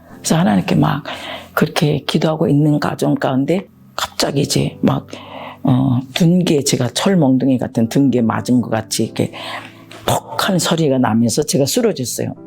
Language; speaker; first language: Korean; native; Korean